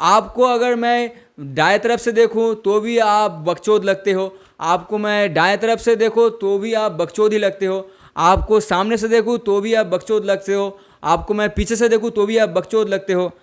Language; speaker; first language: Hindi; non-native, local second language; Bangla